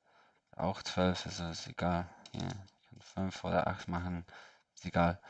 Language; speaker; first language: German; non-native, learner; English